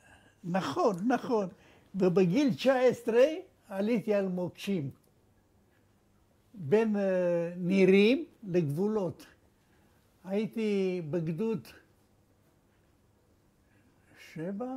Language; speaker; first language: Hebrew; non-native, fluent; Romanian